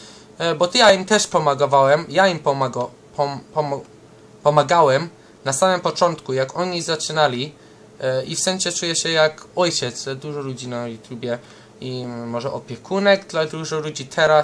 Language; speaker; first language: Polish; early bilingual, heritage; English